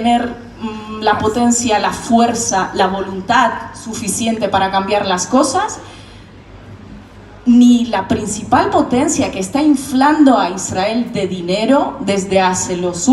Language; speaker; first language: Spanish; non-native, fluent; Russian